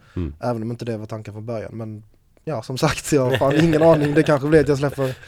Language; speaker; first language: Swedish; native; Swedish